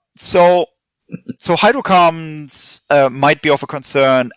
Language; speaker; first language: English; non-native, fluent; German